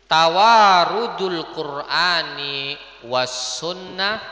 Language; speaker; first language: Arabic; non-native, fluent; Indonesian